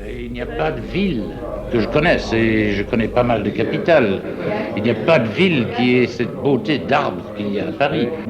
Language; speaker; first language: French; non-native, fluent; English